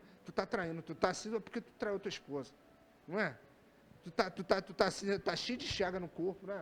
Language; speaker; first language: Portuguese; native; Portuguese